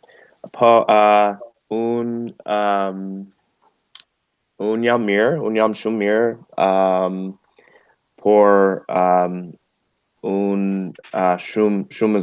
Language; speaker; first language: Albanian; non-native, learner; English